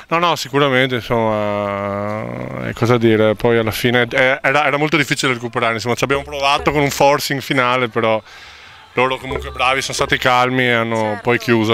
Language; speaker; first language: Italian; native; Italian